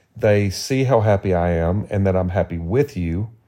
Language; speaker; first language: English; native; English